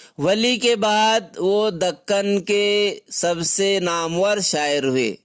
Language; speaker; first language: Urdu; native; Urdu